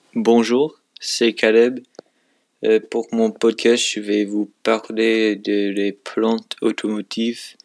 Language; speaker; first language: French; non-native, learner; English